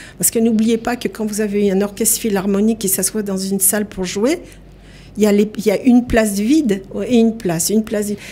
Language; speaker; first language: French; native; French